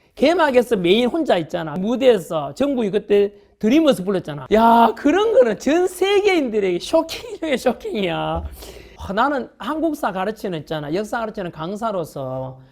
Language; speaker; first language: Korean; native; Korean